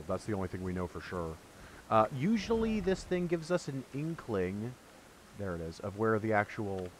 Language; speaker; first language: English; native; English